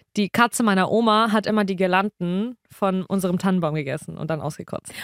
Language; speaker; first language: German; early bilingual, other home language; Russian